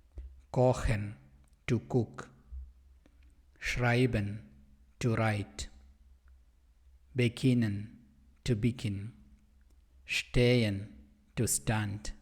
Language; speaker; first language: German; non-native, fluent; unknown